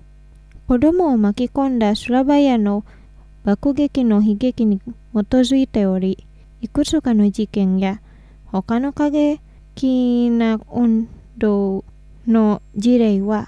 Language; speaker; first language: Japanese; non-native, fluent; Indonesian